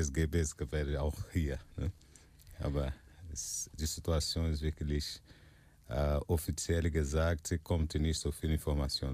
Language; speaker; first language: German; non-native, fluent; Portuguese